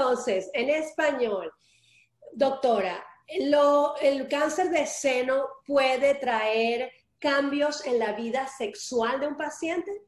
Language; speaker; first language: Spanish; early bilingual, heritage; Spanish